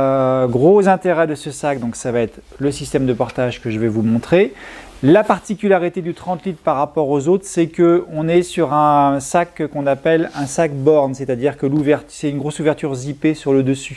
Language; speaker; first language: French; native; French